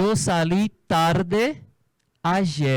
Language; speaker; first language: Spanish; non-native, fluent; Portuguese